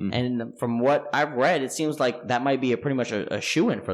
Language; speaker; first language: English; native; English